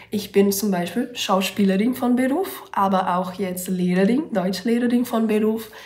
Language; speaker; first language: German; non-native, fluent; Portuguese